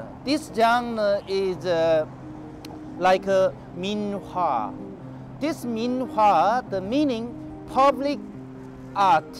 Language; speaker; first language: English; non-native, learner; Korean